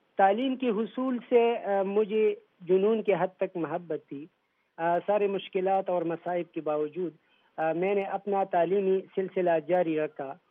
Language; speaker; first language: Urdu; non-native, local second language; Pashto